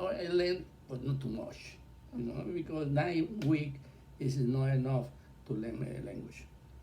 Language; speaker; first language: English; non-native, learner; Spanish